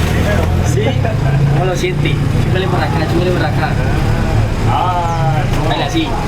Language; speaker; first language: Spanish; native; Spanish